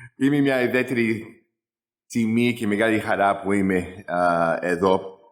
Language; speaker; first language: Greek; early bilingual, heritage; Greek